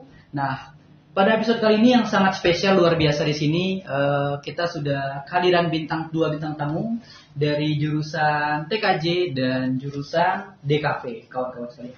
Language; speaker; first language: Indonesian; native; Indonesian